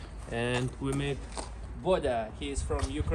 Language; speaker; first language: English; non-native, learner; Russian